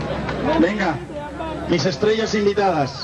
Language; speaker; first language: Spanish; native; Spanish